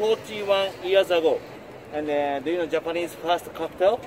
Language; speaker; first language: English; non-native, learner; Japanese